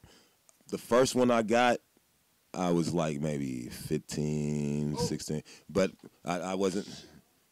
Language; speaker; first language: English; native; English